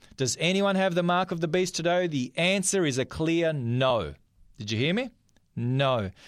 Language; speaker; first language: English; non-native, fluent; Macedonian